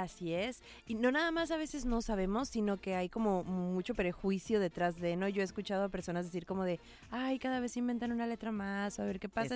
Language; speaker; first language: Spanish; native; Spanish